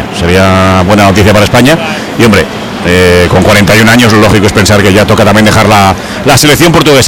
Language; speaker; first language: Spanish; native; Spanish